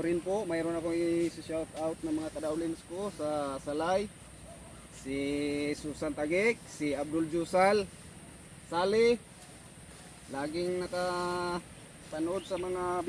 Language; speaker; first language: Filipino; non-native, local second language; Cebuano